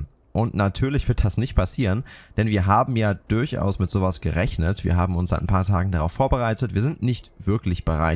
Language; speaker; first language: German; native; German